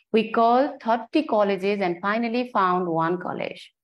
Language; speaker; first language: English; non-native, local second language; Nepali